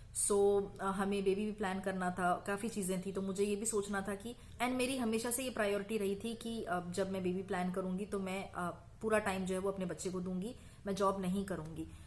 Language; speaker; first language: Hindi; native; Hindi